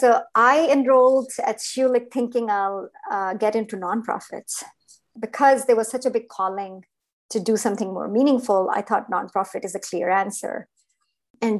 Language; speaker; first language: English; non-native, local second language; Hindi